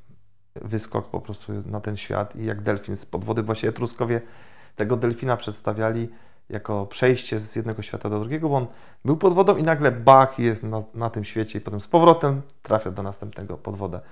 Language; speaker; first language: Polish; native; Polish